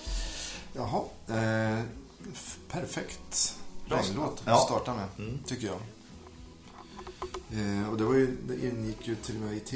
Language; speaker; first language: Swedish; native; Swedish